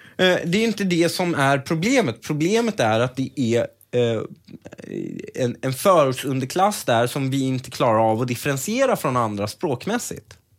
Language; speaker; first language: Swedish; early bilingual, other home language; Persian